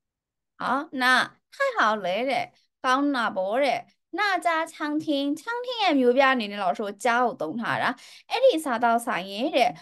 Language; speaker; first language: Chinese; native; Chinese